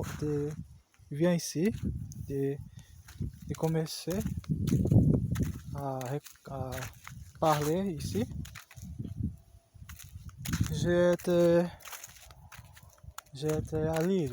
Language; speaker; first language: French; non-native, learner; Portuguese